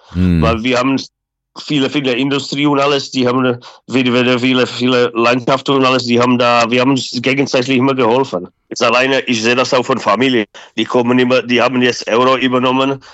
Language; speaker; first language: German; non-native, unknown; Czech